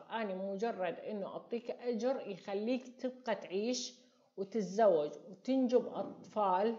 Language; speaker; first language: Arabic; native; Arabic